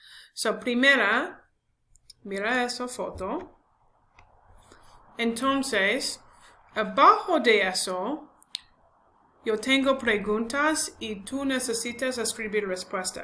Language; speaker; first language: Spanish; non-native, learner; English